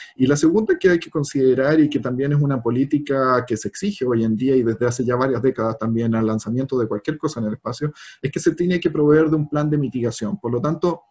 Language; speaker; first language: Spanish; native; Spanish